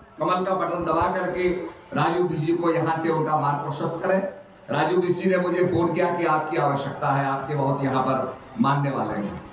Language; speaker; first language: Hindi; native; Hindi